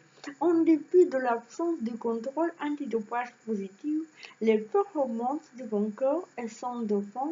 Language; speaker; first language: French; non-native, learner; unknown